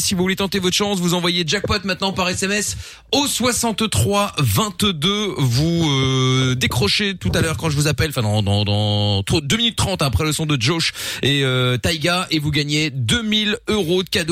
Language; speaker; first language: French; native; French